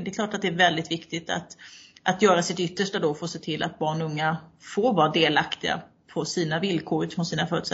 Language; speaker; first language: Swedish; native; Swedish